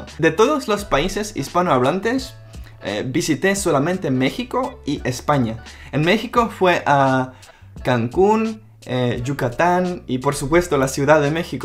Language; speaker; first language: Spanish; non-native, local second language; Czech